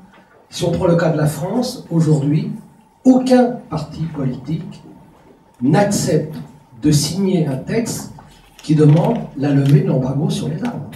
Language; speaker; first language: French; native; French